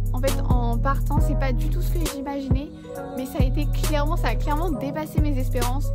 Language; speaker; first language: French; native; French